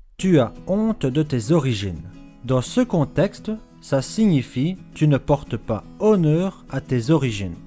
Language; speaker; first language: French; native; French